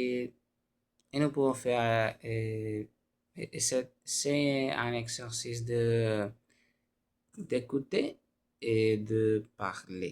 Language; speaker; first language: French; non-native, learner; Spanish